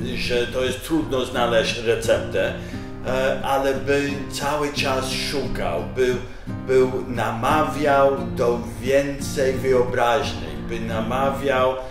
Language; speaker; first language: Polish; non-native, fluent; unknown